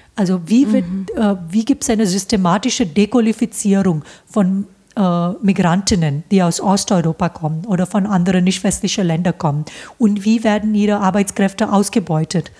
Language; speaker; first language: German; non-native, fluent; Hindi